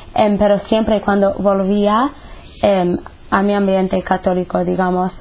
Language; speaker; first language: Spanish; non-native, fluent; English